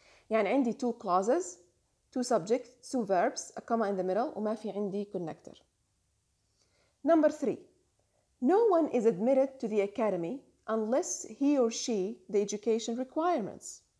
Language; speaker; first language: English; non-native, fluent; Arabic